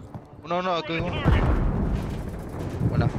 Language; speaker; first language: Spanish; early bilingual, heritage; English